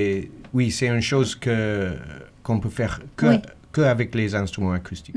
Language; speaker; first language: French; non-native, learner; English